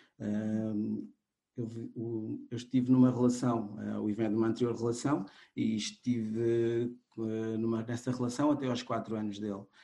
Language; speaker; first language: Portuguese; non-native, local second language; Kabuverdianu